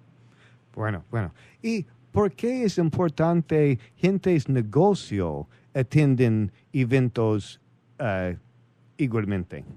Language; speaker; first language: Spanish; non-native, learner; English